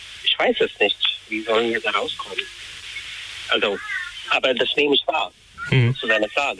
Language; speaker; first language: German; non-native, fluent; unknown